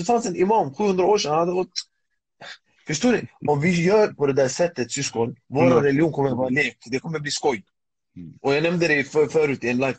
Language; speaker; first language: Swedish; early bilingual, other home language; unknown